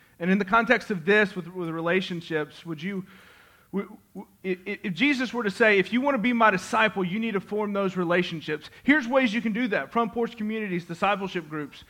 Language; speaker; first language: English; native; English